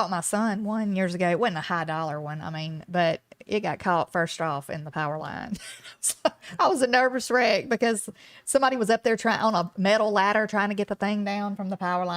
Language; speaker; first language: English; native; English